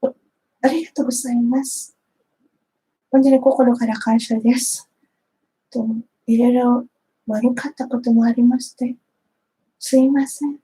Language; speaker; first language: Japanese; non-native, fluent; Filipino